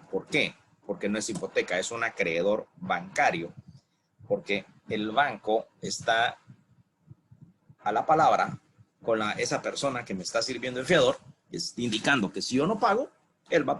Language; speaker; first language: Spanish; native; Spanish